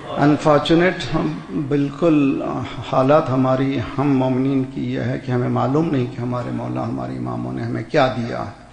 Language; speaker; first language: Urdu; native; Urdu